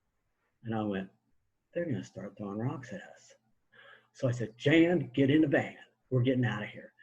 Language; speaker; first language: English; native; English